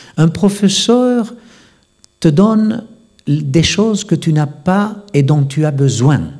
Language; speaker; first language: French; non-native, fluent; Spanish